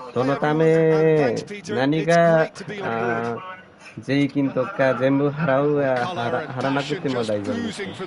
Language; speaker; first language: Japanese; non-native, learner; Nepali